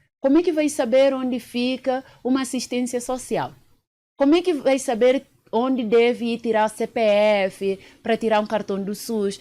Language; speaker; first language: Portuguese; early bilingual, other home language; Upper Guinea Crioulo